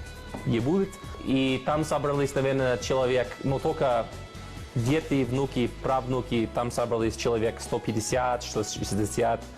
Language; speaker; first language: Russian; non-native, fluent; English